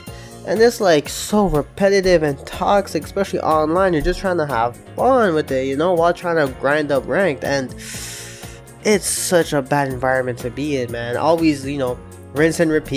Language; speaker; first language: English; native; English